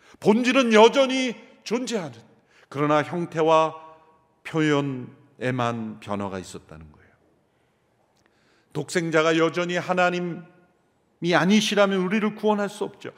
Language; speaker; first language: Korean; native; Korean